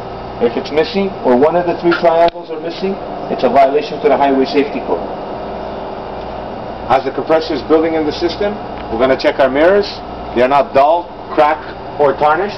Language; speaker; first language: English; non-native, local second language; French